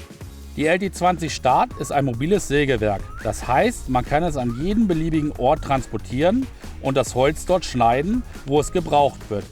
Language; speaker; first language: German; native; German